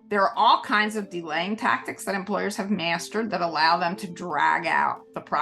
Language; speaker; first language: English; native; English